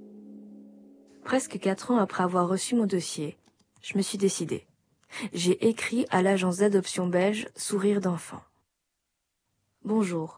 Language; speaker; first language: French; native; French